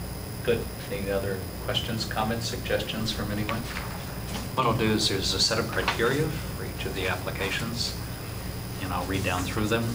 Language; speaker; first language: English; native; English